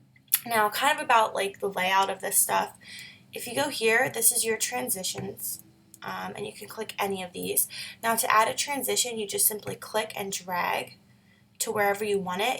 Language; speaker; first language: English; native; English